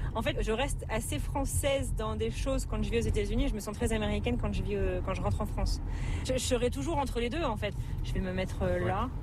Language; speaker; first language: French; native; French